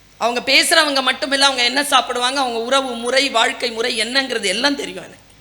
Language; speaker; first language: Tamil; non-native, local second language; Urdu